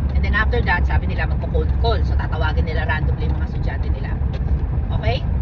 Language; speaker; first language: Filipino; native; Filipino